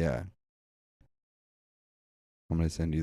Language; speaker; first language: English; native; English